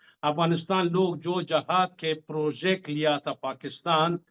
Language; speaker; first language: Hindi; non-native, fluent; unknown